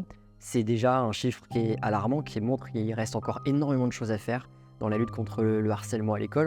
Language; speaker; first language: French; native; French